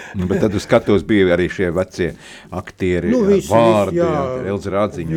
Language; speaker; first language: Latvian; native; Latvian